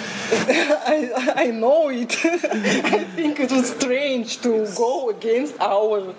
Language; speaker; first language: English; non-native, learner; Russian